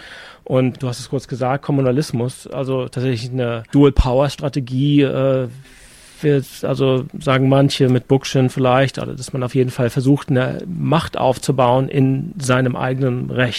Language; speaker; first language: German; native; German